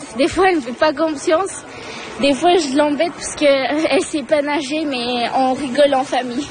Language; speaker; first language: French; early bilingual, other home language; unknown